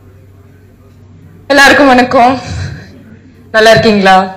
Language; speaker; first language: Tamil; native; Tamil